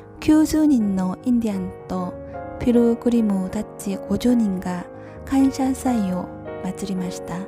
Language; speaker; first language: Japanese; non-native, learner; Korean